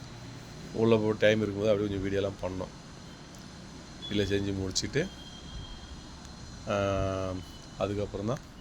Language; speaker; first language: Tamil; native; Tamil